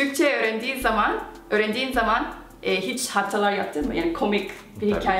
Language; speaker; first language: Turkish; non-native, fluent; Korean